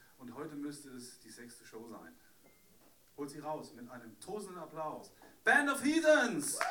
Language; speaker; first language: German; native; German